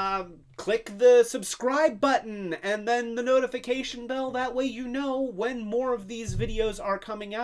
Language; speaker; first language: English; native; English